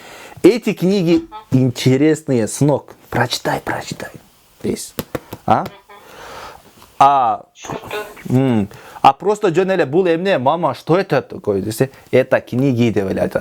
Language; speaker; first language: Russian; non-native, local second language; Kyrgyz